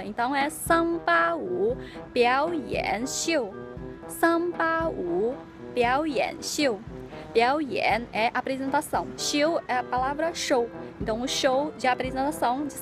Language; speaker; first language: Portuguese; non-native, fluent; Chinese